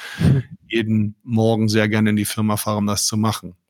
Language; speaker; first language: German; native; German